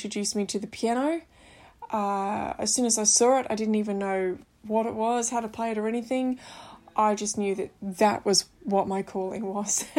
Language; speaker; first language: English; native; English